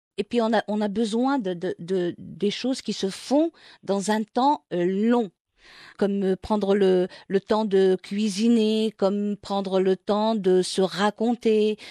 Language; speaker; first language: French; non-native, local second language; Arabic